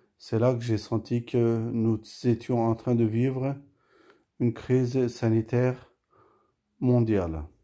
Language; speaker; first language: French; early bilingual, other home language; Turkish